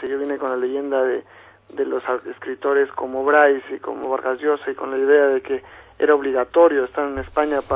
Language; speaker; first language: Spanish; native; Spanish